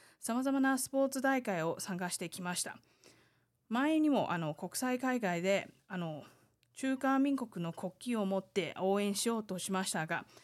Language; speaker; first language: Japanese; non-native, fluent; Chinese